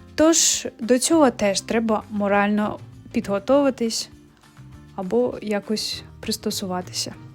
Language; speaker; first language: Ukrainian; native; Ukrainian